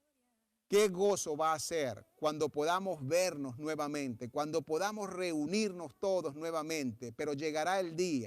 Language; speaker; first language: Spanish; native; Spanish